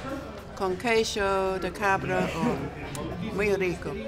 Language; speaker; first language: Spanish; non-native, learner; English